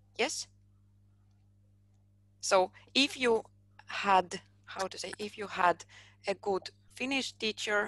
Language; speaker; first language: English; non-native, fluent; Finnish